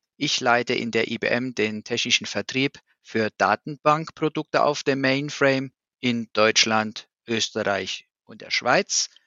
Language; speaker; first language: German; native; German